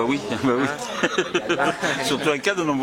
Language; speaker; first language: French; native; French